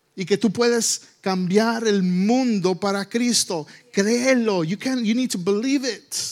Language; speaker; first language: Spanish; early bilingual, heritage; Spanish